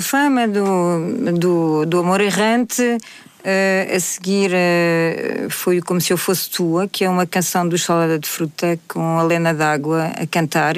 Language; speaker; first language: Portuguese; native; Portuguese